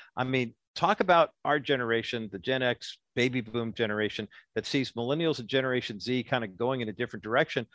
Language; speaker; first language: English; native; English